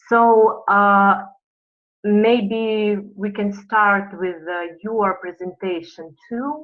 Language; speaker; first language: English; non-native, fluent; Russian